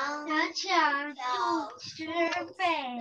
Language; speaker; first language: Chinese; early bilingual, heritage; Chinese